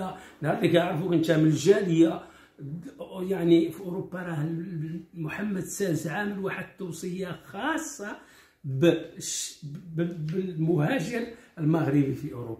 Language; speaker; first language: Arabic; native; Arabic